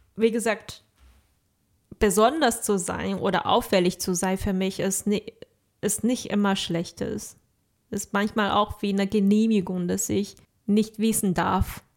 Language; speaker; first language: German; non-native, fluent; Chinese